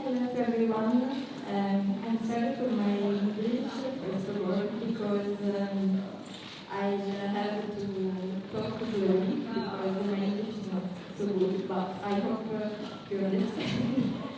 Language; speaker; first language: English; non-native, learner; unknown